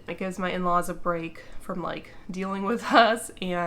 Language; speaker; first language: English; native; English